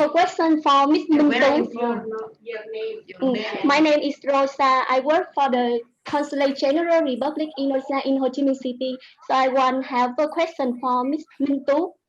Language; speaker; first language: English; non-native, fluent; Vietnamese